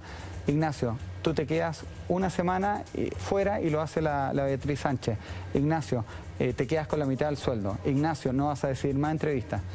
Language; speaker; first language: Spanish; native; Spanish